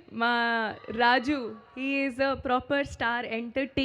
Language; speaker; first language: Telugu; non-native, learner; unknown